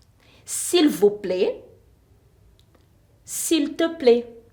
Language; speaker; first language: French; non-native, fluent; Portuguese